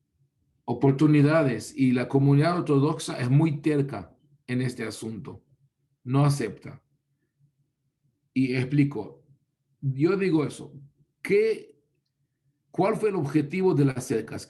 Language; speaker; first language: Spanish; non-native, fluent; Hebrew